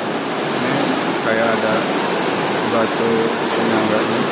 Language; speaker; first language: Indonesian; native; Indonesian